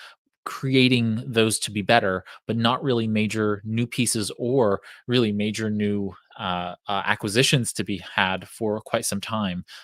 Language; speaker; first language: English; native; English